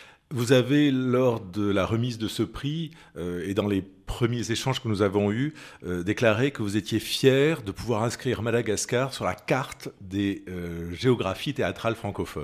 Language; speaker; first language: French; native; French